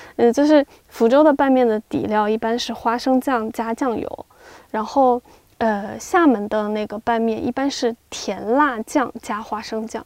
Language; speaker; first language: Chinese; native; Chinese